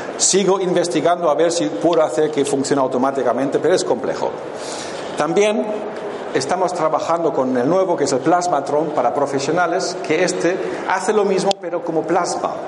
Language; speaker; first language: Spanish; non-native, fluent; German